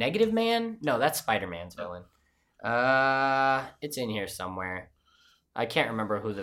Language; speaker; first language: English; native; English